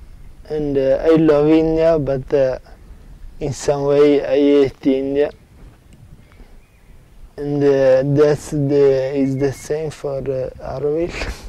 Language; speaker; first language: English; non-native, learner; Italian